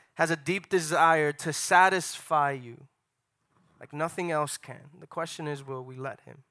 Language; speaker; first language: English; native; English